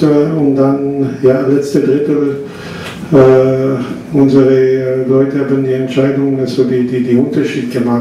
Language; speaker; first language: German; non-native, fluent; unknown